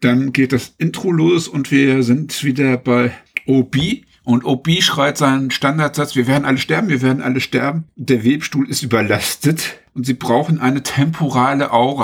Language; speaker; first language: German; native; German